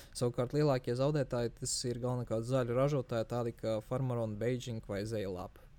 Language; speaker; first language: Latvian; native; Latvian